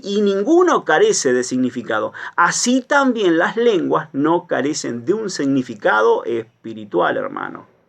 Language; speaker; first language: Spanish; native; Spanish